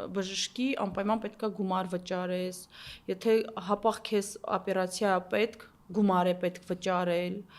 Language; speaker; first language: Armenian; early bilingual, heritage; Armenian